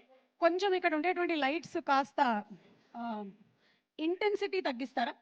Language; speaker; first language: Telugu; native; Telugu